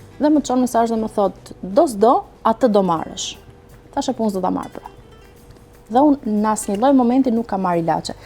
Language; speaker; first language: Albanian; early bilingual, heritage; Albanian